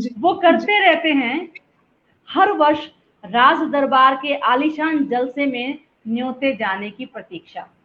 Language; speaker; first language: Hindi; native; Hindi